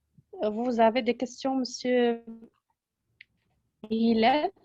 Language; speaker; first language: French; non-native, local second language; Arabic